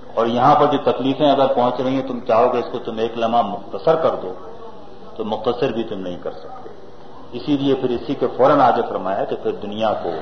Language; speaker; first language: Urdu; native; Urdu